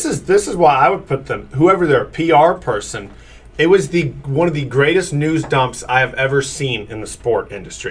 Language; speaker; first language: English; native; English